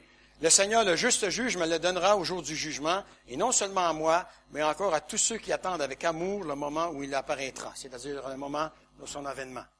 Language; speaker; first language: French; native; French